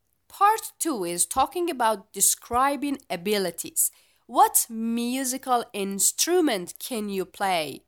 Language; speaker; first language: English; non-native, fluent; Persian